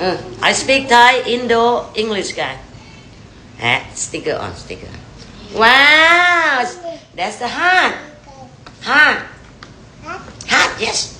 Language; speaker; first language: English; non-native, learner; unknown